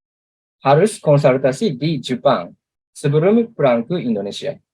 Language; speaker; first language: Indonesian; non-native, learner; Japanese